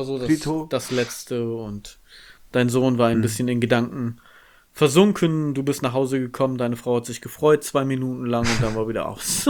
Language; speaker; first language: German; native; German